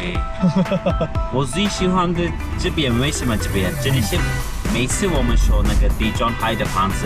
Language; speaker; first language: Chinese; non-native, fluent; Turkish